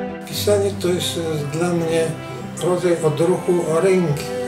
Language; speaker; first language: Polish; native; Polish